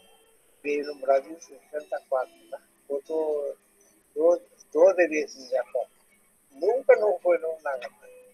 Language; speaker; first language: Portuguese; non-native, learner; Japanese